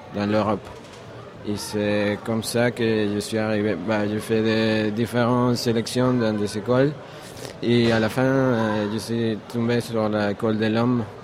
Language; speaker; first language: French; non-native, fluent; Spanish